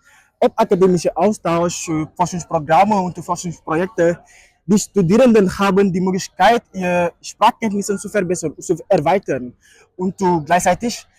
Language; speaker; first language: German; non-native, fluent; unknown